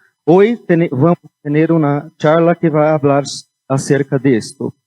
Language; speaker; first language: Spanish; non-native, fluent; Portuguese